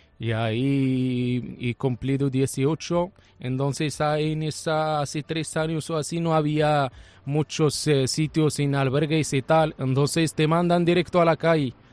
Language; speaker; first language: Spanish; non-native, fluent; Arabic